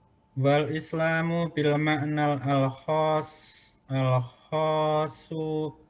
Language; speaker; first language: Arabic; non-native, learner; Indonesian